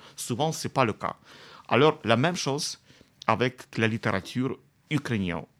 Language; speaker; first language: French; non-native, fluent; Ukrainian